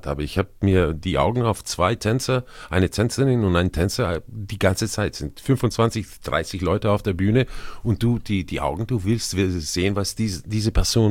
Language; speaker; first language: German; non-native, fluent; Croatian